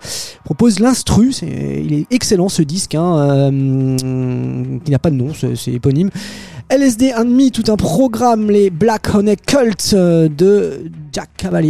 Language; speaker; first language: French; native; French